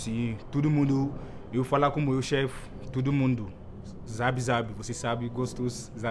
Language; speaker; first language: Portuguese; non-native, learner; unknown